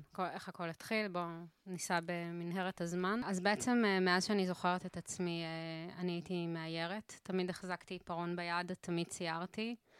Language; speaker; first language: Hebrew; native; Hebrew